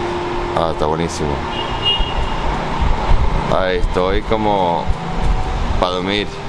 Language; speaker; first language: Spanish; non-native, learner; English